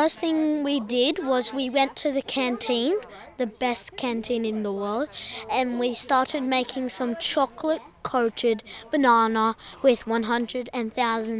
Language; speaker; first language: English; native; English